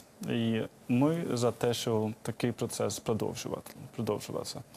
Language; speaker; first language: Ukrainian; non-native, fluent; Swedish